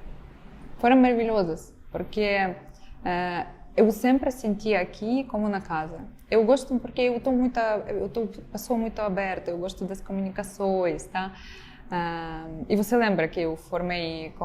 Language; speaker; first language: Portuguese; non-native, fluent; Ukrainian